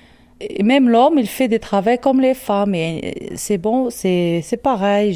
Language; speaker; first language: French; non-native, learner; Arabic